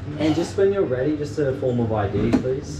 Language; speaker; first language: English; non-native, fluent; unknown